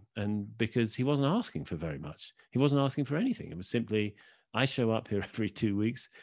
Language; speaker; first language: English; native; English